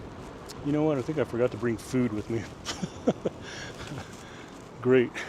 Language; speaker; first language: English; native; English